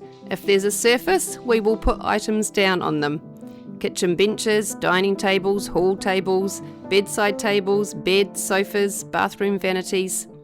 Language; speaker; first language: English; native; English